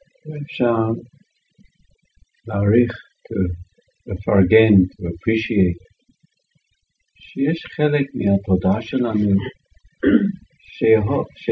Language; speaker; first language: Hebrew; non-native, fluent; English